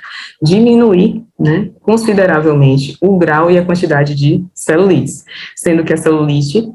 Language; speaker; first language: Portuguese; native; Portuguese